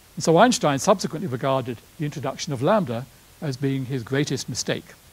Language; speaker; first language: English; native; English